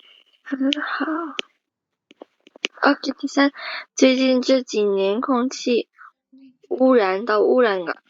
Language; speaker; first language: Chinese; non-native, fluent; Indonesian